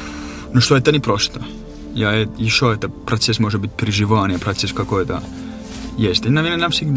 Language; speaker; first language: Russian; non-native, fluent; Finnish